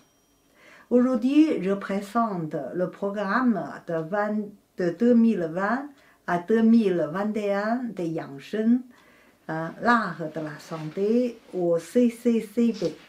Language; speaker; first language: French; non-native, fluent; Chinese